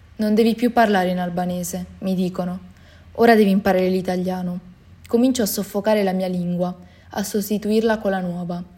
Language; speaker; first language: Italian; early bilingual, other home language; Albanian